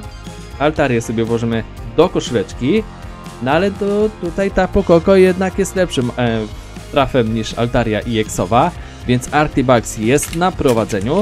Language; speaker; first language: Polish; native; Polish